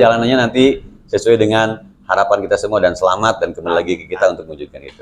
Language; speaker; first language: Indonesian; non-native, local second language; Sundanese